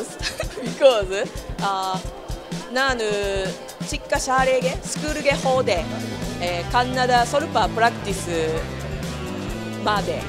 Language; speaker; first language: Kannada; non-native, learner; Japanese